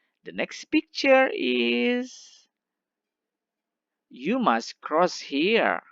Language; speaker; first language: English; non-native, learner; Indonesian